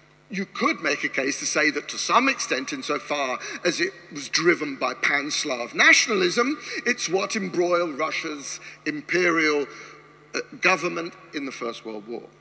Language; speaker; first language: English; native; English